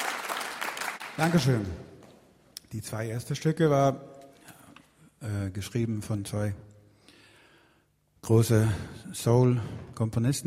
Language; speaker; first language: German; non-native, fluent; Swedish